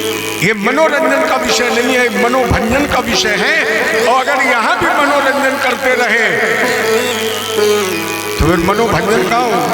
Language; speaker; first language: Hindi; native; Hindi